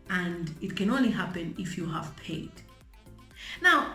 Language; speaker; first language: English; non-native, local second language; Bemba